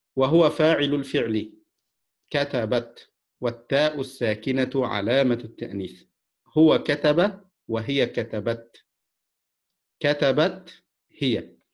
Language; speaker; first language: Arabic; non-native, fluent; Indonesian